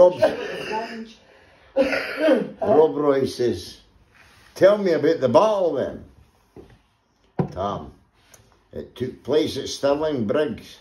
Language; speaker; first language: English; native; English